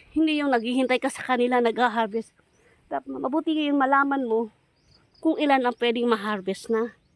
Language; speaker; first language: Filipino; non-native, local second language; Cebuano